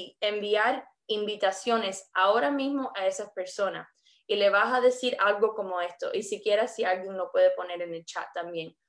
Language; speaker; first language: Spanish; early bilingual, heritage; English